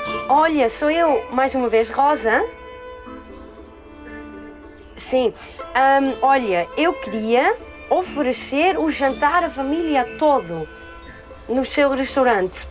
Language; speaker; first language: Portuguese; early bilingual, heritage; Dutch